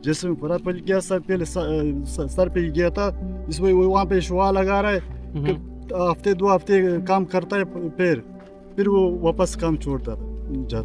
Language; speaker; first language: Hindi; non-native, local second language; Pashto